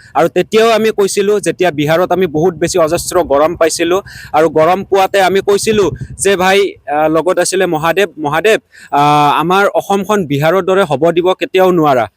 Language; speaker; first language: Assamese; native; Assamese